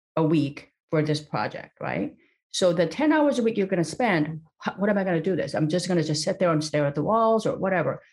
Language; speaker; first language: English; early bilingual, other home language; Korean